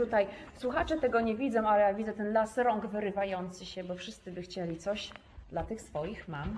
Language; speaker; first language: Polish; native; Polish